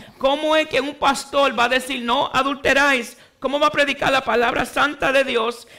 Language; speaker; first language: Spanish; early bilingual, heritage; Spanish